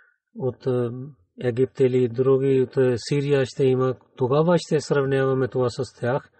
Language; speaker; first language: Bulgarian; non-native, learner; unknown